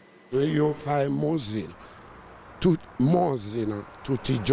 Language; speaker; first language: Italian; non-native, learner; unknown